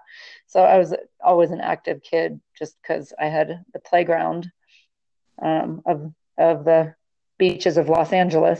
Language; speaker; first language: English; native; English